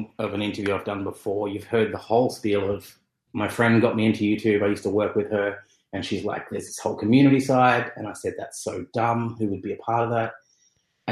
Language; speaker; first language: English; native; English